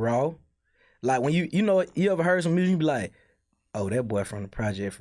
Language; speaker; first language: English; native; English